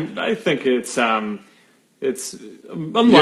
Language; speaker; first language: English; native; English